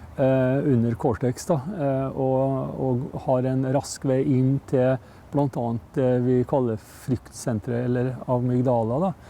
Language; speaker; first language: Norwegian; native; Norwegian